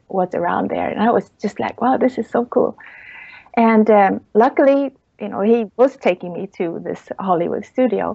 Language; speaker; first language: English; non-native, fluent; Swedish